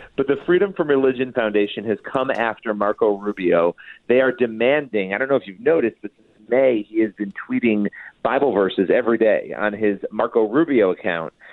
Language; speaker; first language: English; native; English